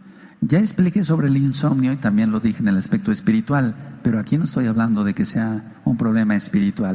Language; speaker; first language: Spanish; native; Spanish